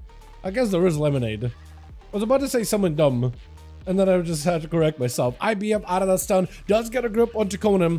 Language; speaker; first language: English; native; English